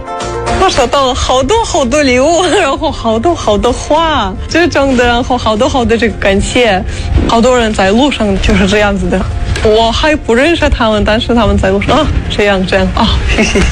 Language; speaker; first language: Chinese; non-native, fluent; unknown